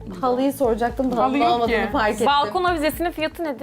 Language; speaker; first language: Turkish; native; Turkish